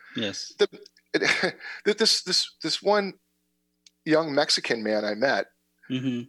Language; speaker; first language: English; native; English